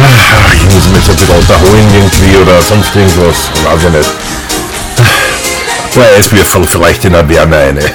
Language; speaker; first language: German; native; German